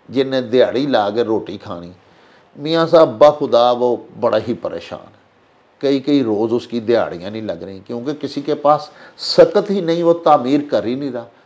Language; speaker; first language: Urdu; non-native, local second language; Punjabi